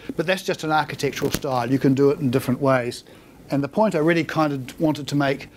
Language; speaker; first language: English; native; English